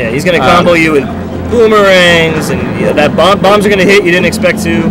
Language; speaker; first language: English; native; English